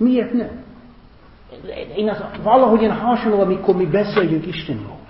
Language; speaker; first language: Hungarian; non-native, learner; English